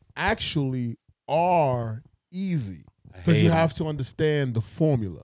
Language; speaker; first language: English; native; English